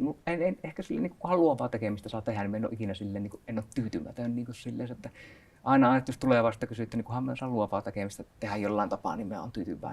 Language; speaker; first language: Finnish; native; Finnish